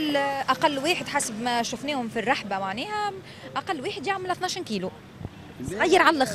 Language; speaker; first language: Arabic; native; Arabic